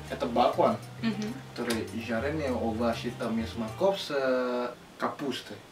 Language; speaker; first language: Russian; non-native, learner; Indonesian